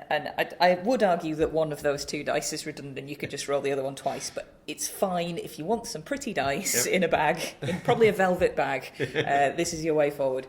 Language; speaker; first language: English; native; English